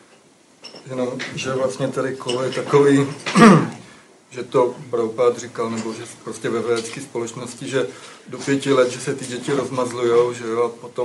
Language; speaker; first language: Czech; native; Czech